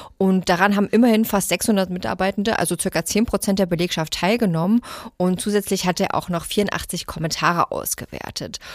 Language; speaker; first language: German; native; German